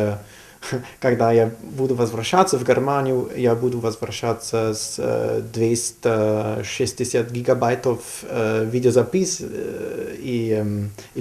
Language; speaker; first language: Russian; non-native, learner; German